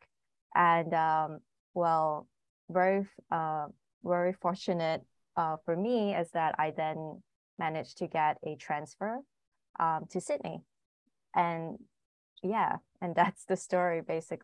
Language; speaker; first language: English; non-native, local second language; Chinese